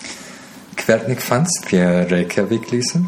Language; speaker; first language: Icelandic; non-native, learner; German